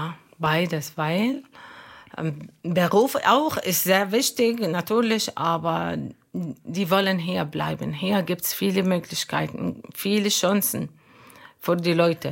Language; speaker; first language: German; non-native, learner; Arabic